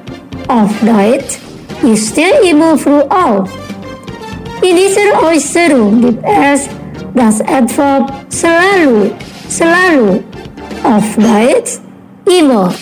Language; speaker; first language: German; non-native, fluent; Indonesian